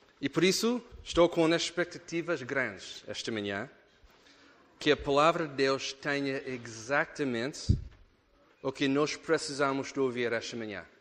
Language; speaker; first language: Portuguese; non-native, fluent; English